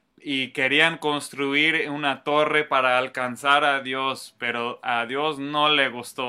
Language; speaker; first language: Spanish; non-native, fluent; English